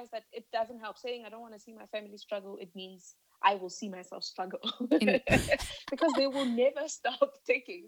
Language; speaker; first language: English; non-native, local second language; Northern Sotho